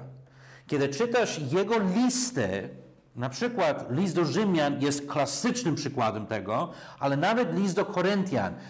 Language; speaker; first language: Polish; non-native, fluent; English